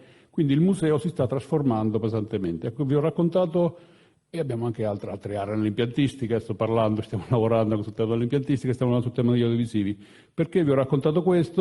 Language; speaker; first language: Italian; native; Italian